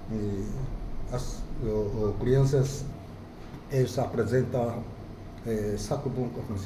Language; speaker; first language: Portuguese; non-native, fluent; Japanese